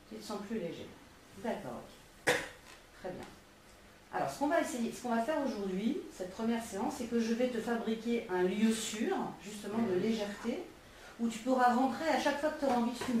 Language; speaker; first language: French; native; French